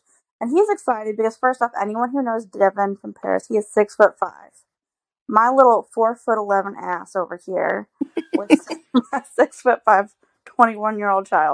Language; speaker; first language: English; native; English